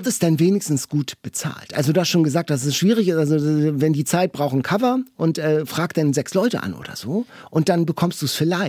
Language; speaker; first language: German; native; German